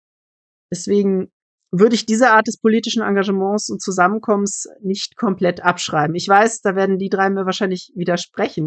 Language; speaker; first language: German; native; German